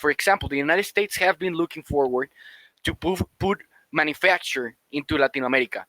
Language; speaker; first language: English; non-native, fluent; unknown